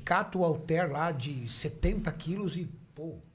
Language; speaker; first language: Portuguese; native; Portuguese